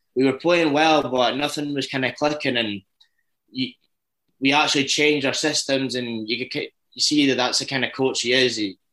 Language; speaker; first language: English; native; English